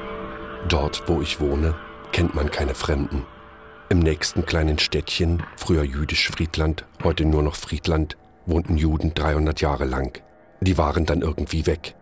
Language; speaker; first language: German; native; German